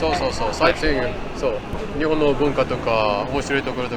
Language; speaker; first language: Japanese; non-native, fluent; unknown